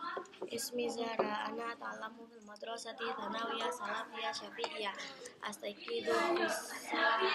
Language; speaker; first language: Arabic; non-native, learner; Indonesian